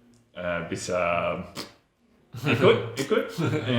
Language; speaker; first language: Indonesian; non-native, learner; English